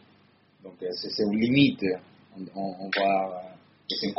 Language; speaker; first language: French; non-native, fluent; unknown